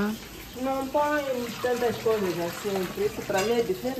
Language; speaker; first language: Portuguese; non-native, local second language; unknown